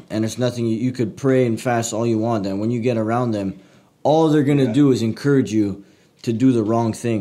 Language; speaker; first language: English; native; English